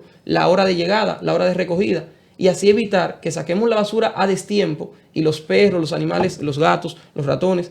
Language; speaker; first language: Spanish; native; Spanish